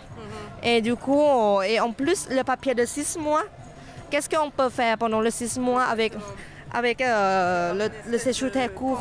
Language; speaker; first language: French; non-native, fluent; Thai